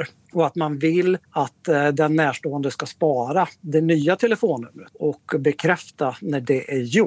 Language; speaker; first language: Swedish; native; Swedish